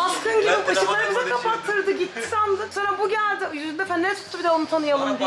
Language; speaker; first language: Turkish; native; Turkish